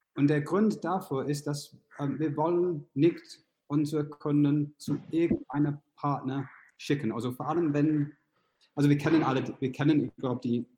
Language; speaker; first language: German; non-native, fluent; English